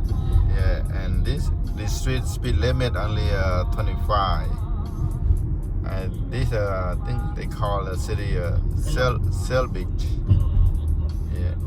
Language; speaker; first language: English; non-native, learner; Khmer